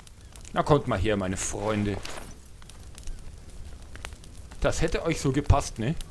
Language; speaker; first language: German; native; German